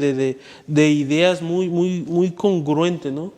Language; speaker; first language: Spanish; native; Spanish